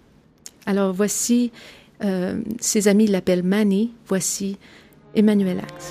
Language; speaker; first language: French; native; French